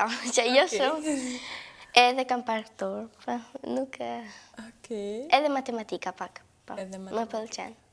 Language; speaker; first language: Albanian; early bilingual, heritage; Albanian